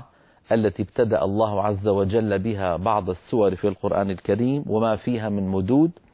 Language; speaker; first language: Arabic; native; Arabic